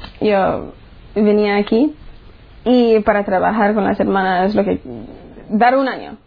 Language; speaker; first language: Spanish; early bilingual, heritage; English